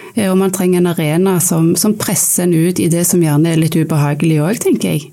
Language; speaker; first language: Norwegian; native; Norwegian